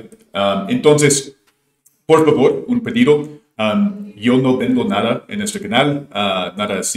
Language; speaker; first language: Spanish; non-native, fluent; English